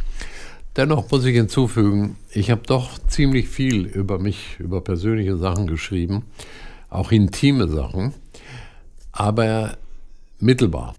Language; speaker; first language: German; non-native, fluent; Hebrew